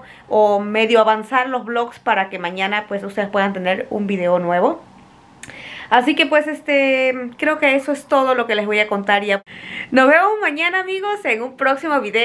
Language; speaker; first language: Spanish; native; Spanish